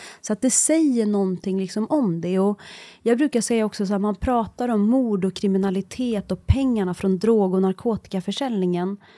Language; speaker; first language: Swedish; early bilingual, other home language; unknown